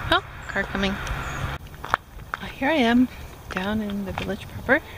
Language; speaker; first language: English; native; English